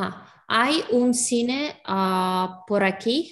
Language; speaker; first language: Spanish; non-native, learner; English